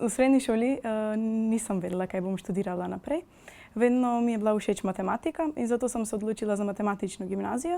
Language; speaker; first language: Slovenian; non-native, fluent; Macedonian